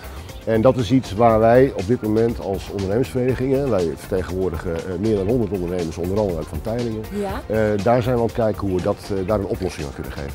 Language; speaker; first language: Dutch; native; Dutch